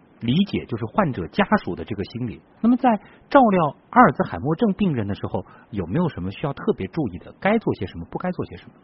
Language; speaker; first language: Chinese; native; Chinese